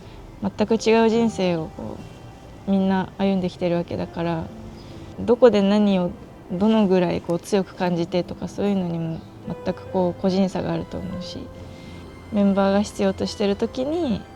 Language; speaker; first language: Japanese; native; Japanese